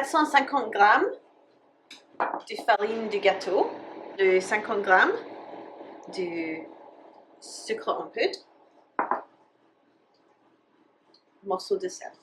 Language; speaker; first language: French; non-native, learner; English